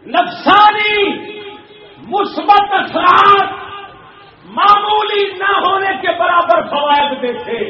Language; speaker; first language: Urdu; non-native, local second language; Punjabi